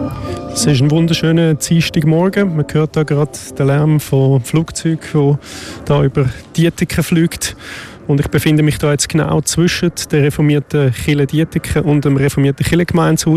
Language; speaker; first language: German; native; German